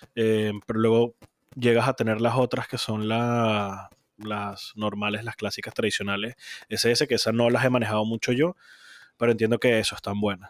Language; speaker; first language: Spanish; native; Spanish